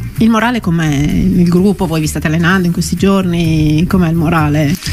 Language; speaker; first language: Italian; native; Italian